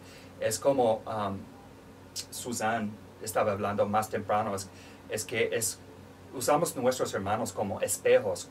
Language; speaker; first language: Spanish; non-native, fluent; English